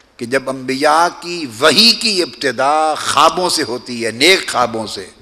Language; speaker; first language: Urdu; native; Urdu